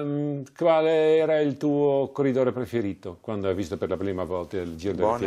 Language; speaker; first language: Italian; non-native, fluent; Dutch